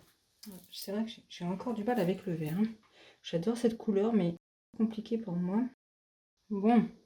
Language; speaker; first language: French; native; French